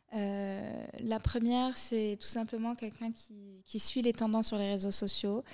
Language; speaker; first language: French; non-native, local second language; Arabic